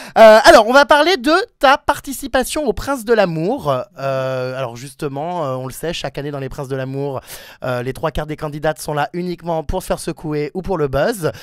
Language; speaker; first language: French; native; French